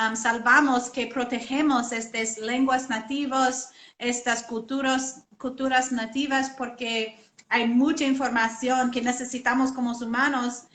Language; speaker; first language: Spanish; non-native, learner; English